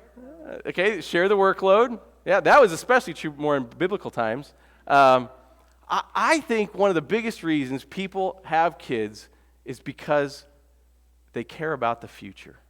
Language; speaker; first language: English; native; English